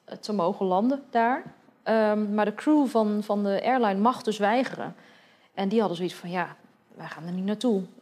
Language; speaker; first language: Dutch; native; Dutch